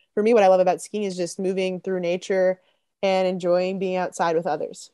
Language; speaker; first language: English; native; English